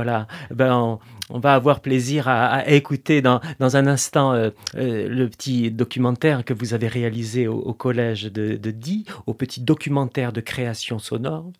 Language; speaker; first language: French; native; French